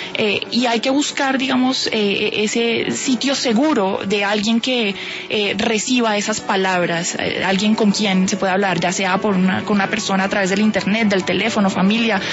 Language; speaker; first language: Spanish; native; Spanish